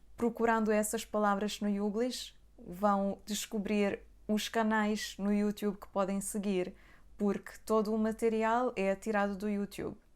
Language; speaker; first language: Portuguese; native; Portuguese